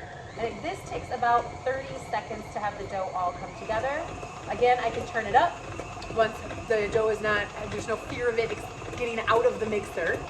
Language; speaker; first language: English; native; English